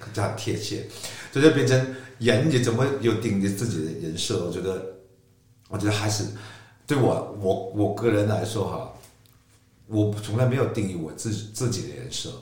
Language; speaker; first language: Chinese; non-native, local second language; Cantonese